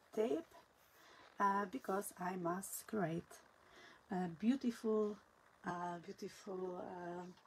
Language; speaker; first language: English; non-native, learner; Polish